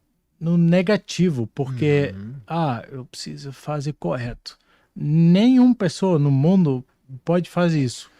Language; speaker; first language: Portuguese; non-native, fluent; Dutch